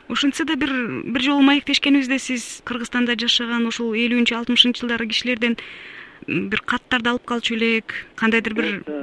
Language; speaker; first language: Kyrgyz; native; Kyrgyz